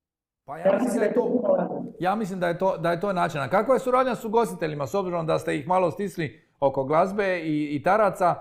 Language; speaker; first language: Croatian; native; Croatian